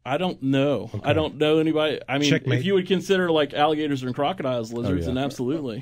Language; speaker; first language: English; native; English